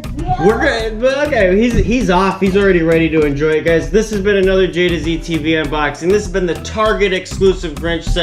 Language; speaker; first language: English; native; English